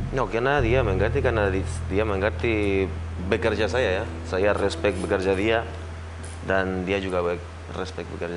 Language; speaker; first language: Indonesian; non-native, learner; Spanish